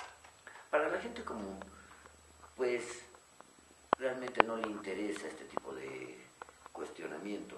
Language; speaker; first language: Spanish; native; Spanish